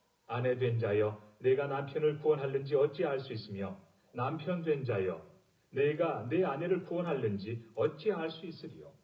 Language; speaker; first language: Korean; native; Korean